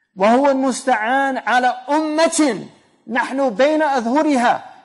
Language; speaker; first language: Arabic; non-native, fluent; English